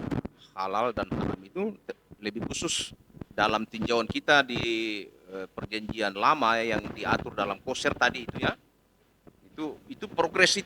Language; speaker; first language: Indonesian; native; Indonesian